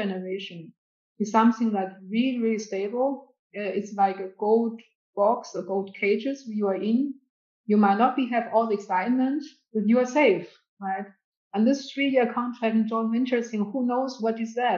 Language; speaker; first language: English; non-native, fluent; Chinese